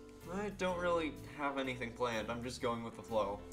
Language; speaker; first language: English; native; English